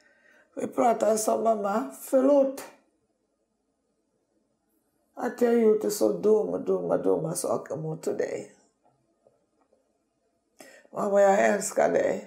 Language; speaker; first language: Swedish; non-native, learner; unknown